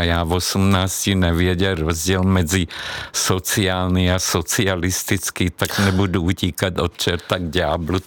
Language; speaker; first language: Czech; non-native, fluent; Hungarian